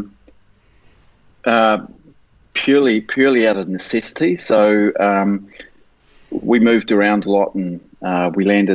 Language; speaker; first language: English; native; English